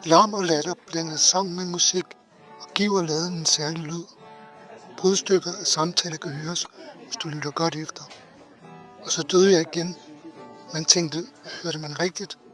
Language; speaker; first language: Danish; native; Danish